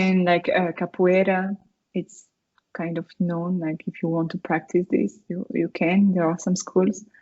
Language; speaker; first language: English; non-native, fluent; French